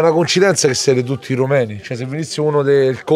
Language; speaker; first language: Italian; native; Italian